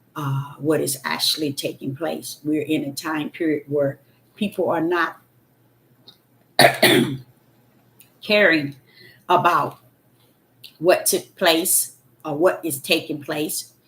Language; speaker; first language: English; native; English